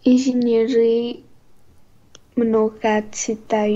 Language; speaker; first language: Russian; non-native, learner; Vietnamese